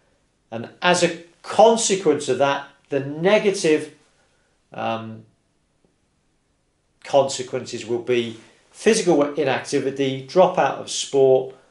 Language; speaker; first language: English; native; English